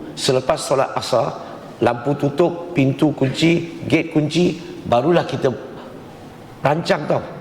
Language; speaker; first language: Malay; non-native, local second language; Chinese